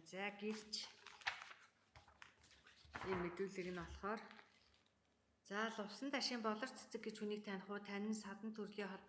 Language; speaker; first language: Mongolian; native; Mongolian